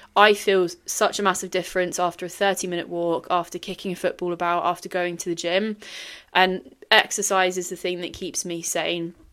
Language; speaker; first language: English; native; English